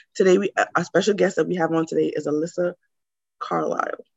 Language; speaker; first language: English; native; English